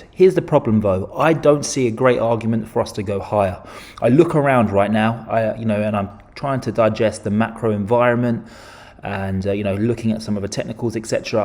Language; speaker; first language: English; native; English